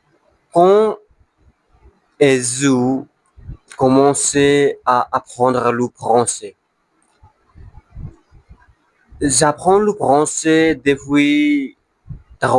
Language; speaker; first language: French; non-native, learner; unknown